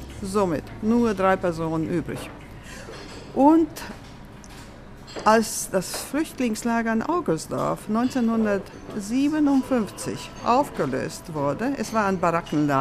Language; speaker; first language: German; early bilingual, other home language; Latvian